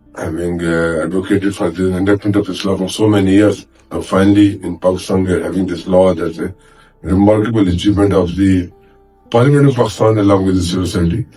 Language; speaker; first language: English; non-native, local second language; Urdu